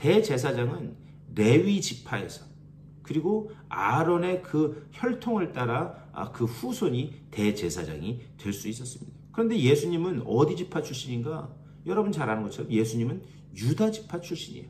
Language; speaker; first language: Korean; native; Korean